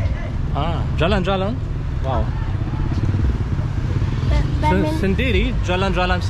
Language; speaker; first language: Indonesian; non-native, learner; German